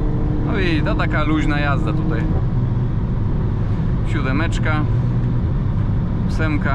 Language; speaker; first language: Polish; native; Polish